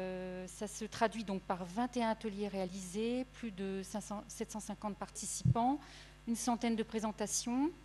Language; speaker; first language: French; native; French